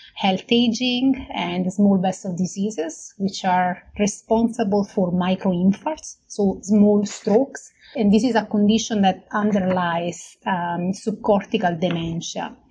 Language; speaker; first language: English; non-native, fluent; Italian